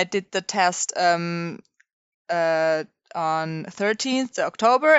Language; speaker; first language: English; non-native, fluent; German